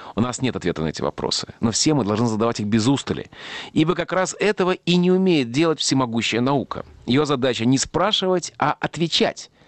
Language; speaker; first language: Russian; native; Russian